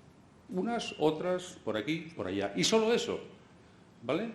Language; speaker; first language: Spanish; native; Spanish